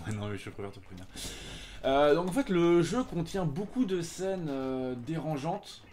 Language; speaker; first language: French; native; French